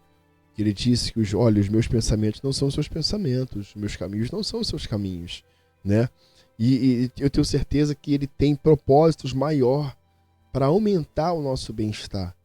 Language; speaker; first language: Portuguese; native; Portuguese